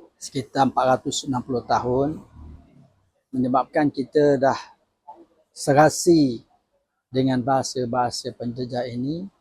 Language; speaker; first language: Malay; native; Malay